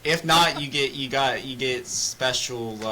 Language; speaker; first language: English; native; English